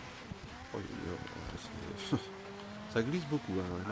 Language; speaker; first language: French; native; French